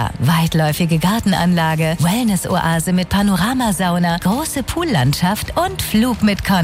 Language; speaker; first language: German; native; German